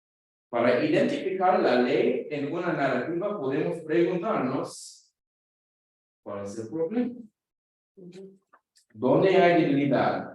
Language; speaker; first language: Spanish; non-native, fluent; English